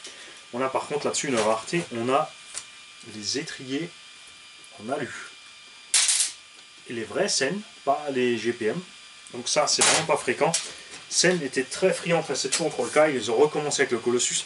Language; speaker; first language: French; native; French